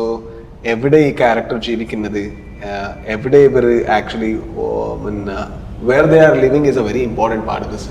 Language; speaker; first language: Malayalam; non-native, learner; Kannada